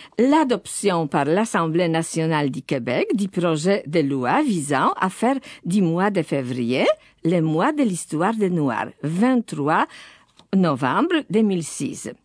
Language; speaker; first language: French; non-native, fluent; Polish